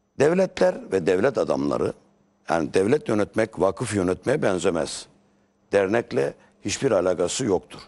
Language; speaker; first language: Turkish; native; Turkish